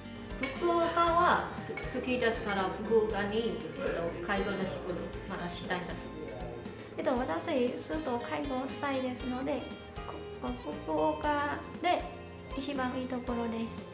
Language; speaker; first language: Japanese; non-native, learner; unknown